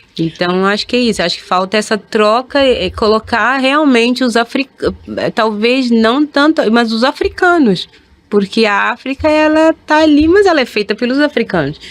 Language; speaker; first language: Portuguese; early bilingual, other home language; Kabuverdianu